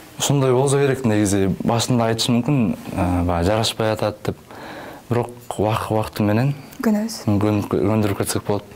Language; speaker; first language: Kyrgyz; native; Kyrgyz